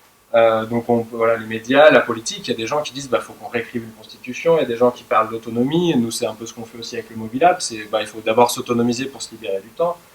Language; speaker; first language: French; native; French